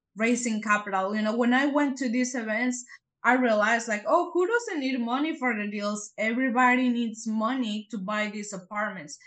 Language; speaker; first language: English; non-native, fluent; Spanish